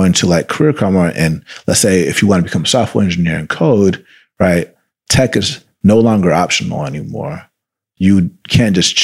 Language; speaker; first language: English; early bilingual, other home language; Spanish